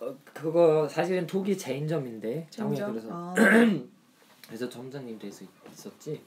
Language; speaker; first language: Korean; non-native, learner; German